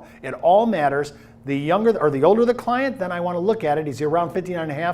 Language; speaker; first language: English; native; English